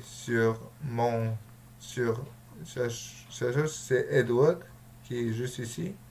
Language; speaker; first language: French; non-native, learner; Russian